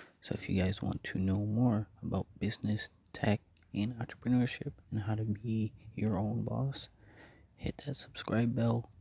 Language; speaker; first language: English; native; English